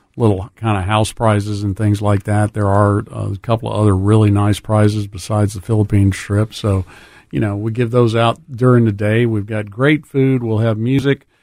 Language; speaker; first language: English; native; English